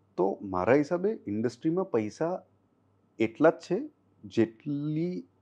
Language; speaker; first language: Gujarati; non-native, local second language; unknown